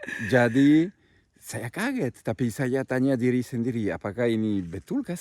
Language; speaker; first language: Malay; non-native, fluent; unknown